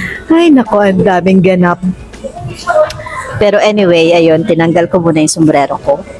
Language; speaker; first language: Filipino; non-native, local second language; Aklanon